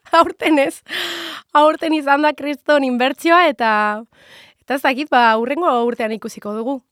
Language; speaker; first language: Basque; non-native, local second language; Spanish